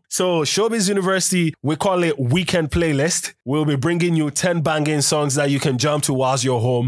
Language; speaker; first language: English; non-native, local second language; Akan